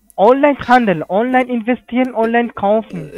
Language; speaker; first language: German; non-native, learner; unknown